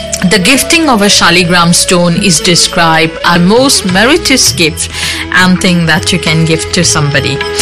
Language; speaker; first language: English; non-native, local second language; Morisyen